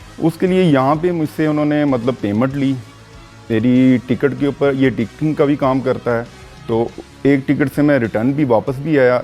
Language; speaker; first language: Urdu; non-native, local second language; Punjabi